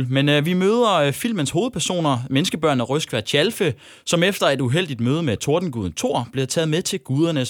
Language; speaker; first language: Danish; native; Danish